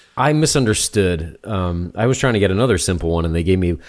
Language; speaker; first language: English; native; English